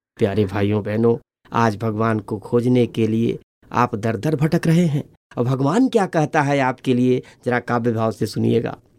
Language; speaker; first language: Hindi; native; Hindi